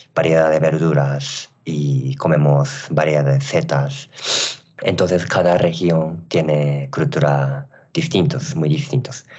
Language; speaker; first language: Spanish; non-native, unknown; Japanese